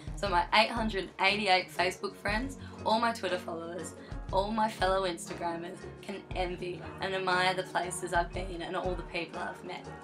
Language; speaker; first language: English; native; English